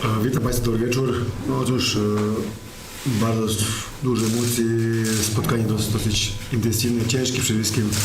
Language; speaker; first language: Polish; non-native, fluent; Serbian